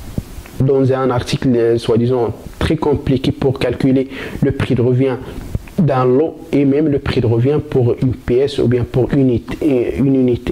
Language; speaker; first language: French; non-native, local second language; Arabic